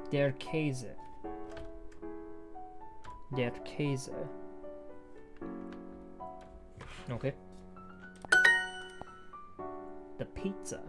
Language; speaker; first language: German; non-native, learner; English